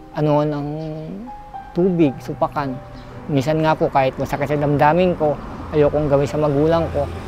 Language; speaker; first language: Filipino; native; Filipino